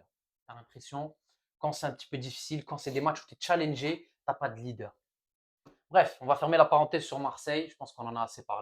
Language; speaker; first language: French; native; French